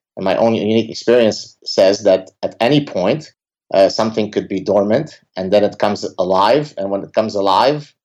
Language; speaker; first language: English; early bilingual, other home language; Arabic